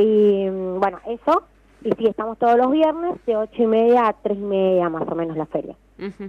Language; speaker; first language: Spanish; native; Spanish